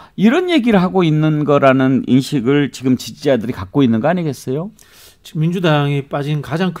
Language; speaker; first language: Korean; native; Korean